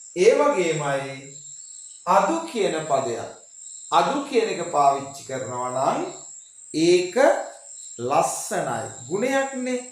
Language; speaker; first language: Sinhala; non-native, local second language; Tamil